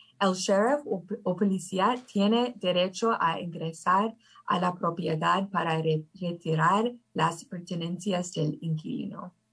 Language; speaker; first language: Spanish; early bilingual, heritage; English